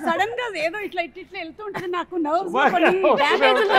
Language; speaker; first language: Telugu; native; Telugu